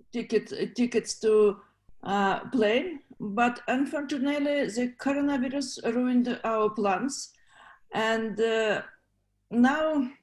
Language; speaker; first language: English; non-native, learner; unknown